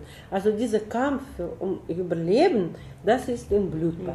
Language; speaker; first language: German; non-native, learner; Russian